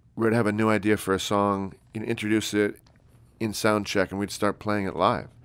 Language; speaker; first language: English; native; English